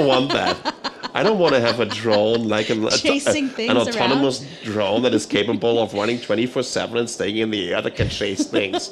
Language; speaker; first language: English; non-native, fluent; German